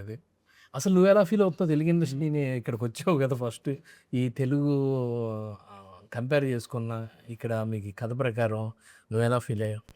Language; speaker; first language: Telugu; native; Telugu